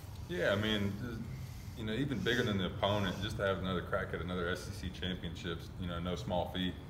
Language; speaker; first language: English; native; English